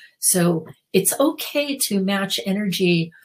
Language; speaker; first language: English; native; English